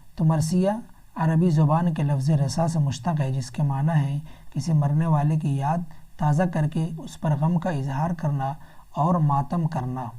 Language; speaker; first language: Urdu; native; Urdu